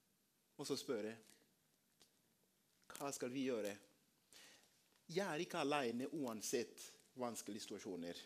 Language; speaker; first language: Norwegian; non-native, fluent; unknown